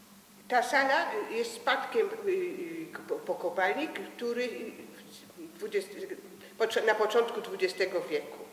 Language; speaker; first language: Polish; early bilingual, heritage; French